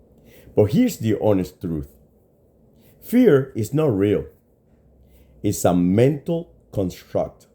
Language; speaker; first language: English; non-native, fluent; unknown